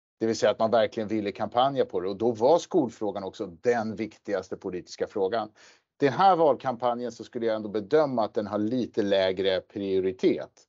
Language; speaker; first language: Swedish; native; Swedish